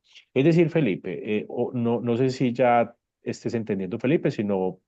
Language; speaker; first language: Spanish; native; Spanish